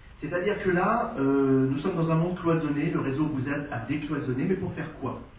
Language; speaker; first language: French; native; French